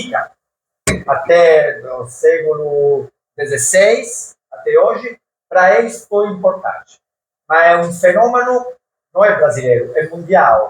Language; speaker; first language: Portuguese; non-native, learner; Italian